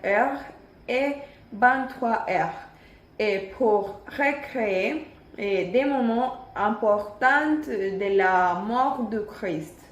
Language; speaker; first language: French; non-native, learner; Spanish